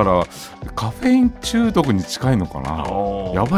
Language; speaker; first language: Japanese; native; Japanese